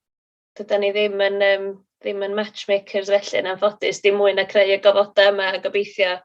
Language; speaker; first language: Welsh; native; Welsh